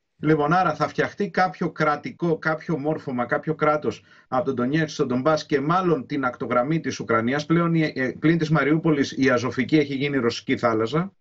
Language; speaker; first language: Greek; native; Greek